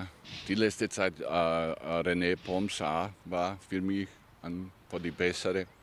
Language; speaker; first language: German; non-native, learner; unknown